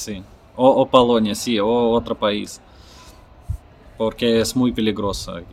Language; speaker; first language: Spanish; non-native, learner; Russian